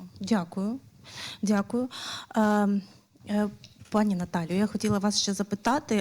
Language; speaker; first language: Ukrainian; native; Ukrainian